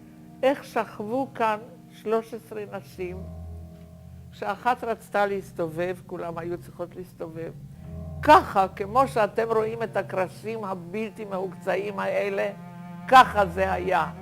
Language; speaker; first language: Hebrew; non-native, fluent; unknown